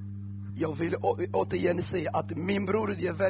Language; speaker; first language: Swedish; non-native, learner; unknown